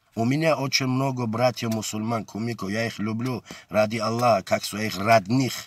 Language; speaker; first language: Russian; non-native, local second language; Avaric